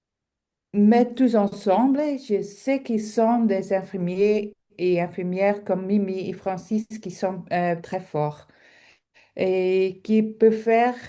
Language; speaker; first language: French; non-native, local second language; Dutch